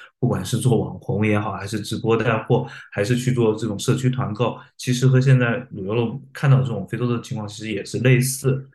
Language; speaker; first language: Chinese; native; Chinese